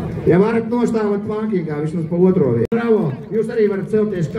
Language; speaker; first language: Latvian; non-native, local second language; Russian